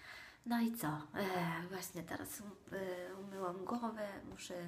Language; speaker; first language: Polish; non-native, fluent; Italian